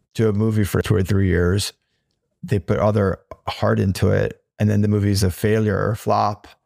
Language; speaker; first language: English; native; English